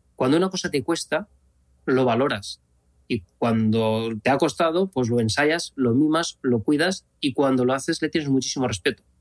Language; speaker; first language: Spanish; native; Spanish